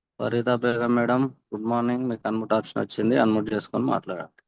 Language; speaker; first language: Telugu; native; Telugu